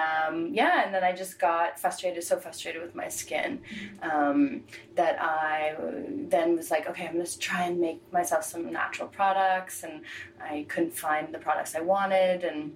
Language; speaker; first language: English; native; English